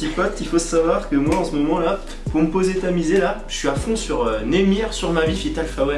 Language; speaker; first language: French; native; French